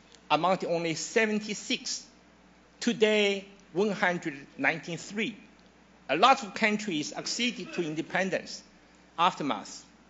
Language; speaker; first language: English; non-native, fluent; Chinese